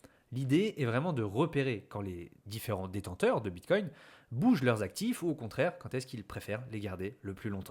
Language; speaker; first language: French; native; French